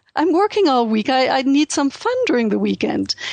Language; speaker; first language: English; non-native, fluent; German